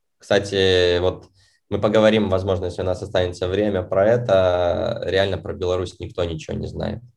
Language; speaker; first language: Russian; native; Russian